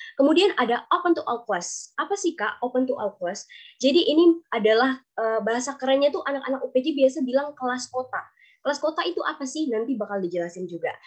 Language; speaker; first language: Indonesian; native; Indonesian